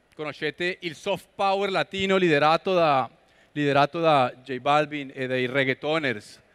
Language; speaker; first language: Italian; non-native, learner; Spanish